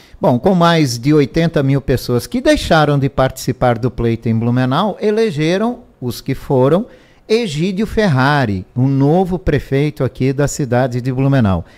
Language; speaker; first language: Portuguese; native; Portuguese